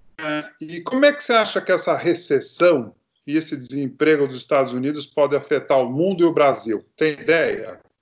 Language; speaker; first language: Portuguese; native; Portuguese